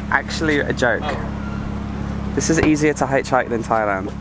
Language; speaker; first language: English; native; English